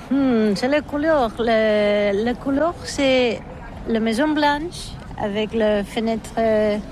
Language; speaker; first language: French; non-native, learner; Catalan